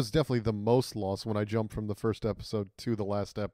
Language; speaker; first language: English; native; English